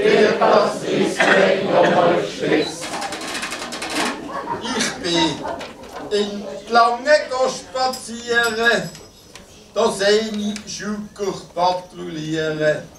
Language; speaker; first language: German; native; German